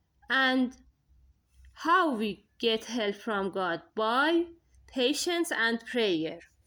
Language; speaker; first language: English; non-native, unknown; Persian